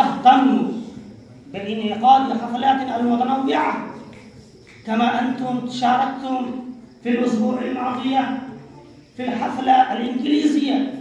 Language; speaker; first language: Arabic; non-native, fluent; Urdu